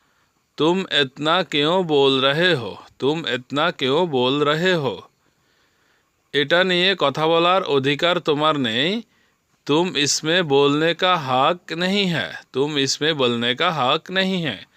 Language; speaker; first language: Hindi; non-native, learner; Bangla